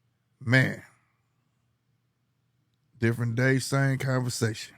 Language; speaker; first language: English; native; English